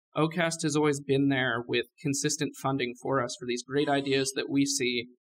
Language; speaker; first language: English; native; English